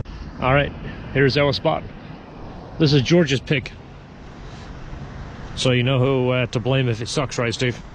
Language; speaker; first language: English; native; English